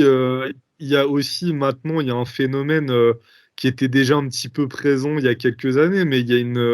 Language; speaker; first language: French; native; French